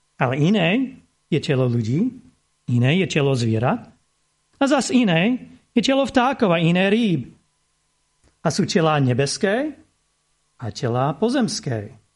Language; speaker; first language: Slovak; non-native, fluent; English